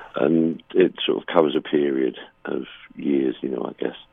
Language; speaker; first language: English; native; English